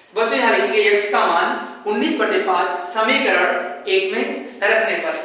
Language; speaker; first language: Hindi; native; Hindi